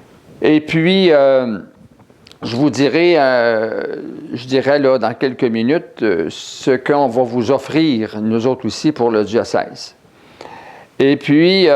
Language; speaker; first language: French; native; French